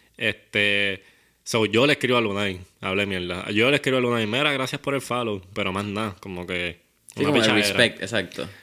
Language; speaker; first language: Spanish; native; Spanish